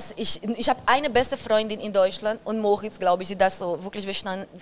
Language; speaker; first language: German; non-native, fluent; Portuguese